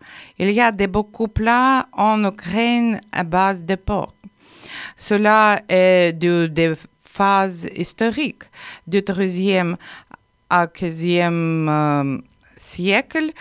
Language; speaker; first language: French; non-native, learner; Ukrainian